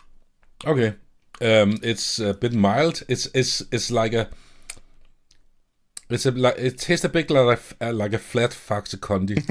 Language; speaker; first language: English; non-native, fluent; Danish